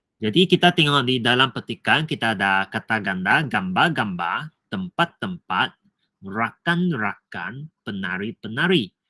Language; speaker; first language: Malay; non-native, local second language; Chinese